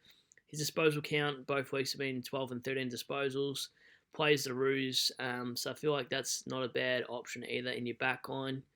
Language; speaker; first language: English; native; English